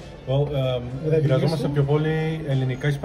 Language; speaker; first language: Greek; early bilingual, heritage; Greek